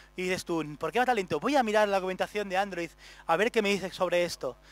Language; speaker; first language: Spanish; native; Spanish